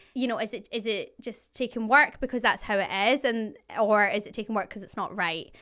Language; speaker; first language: English; native; English